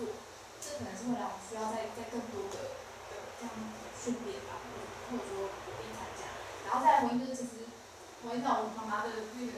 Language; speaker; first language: Chinese; native; Chinese